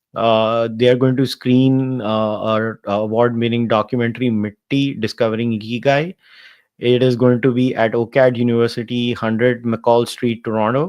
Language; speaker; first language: English; non-native, local second language; Hindi